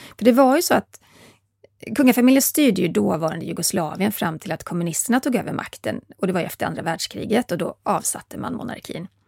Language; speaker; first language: Swedish; native; Swedish